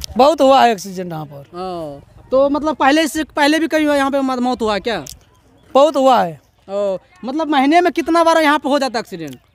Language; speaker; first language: Hindi; native; Hindi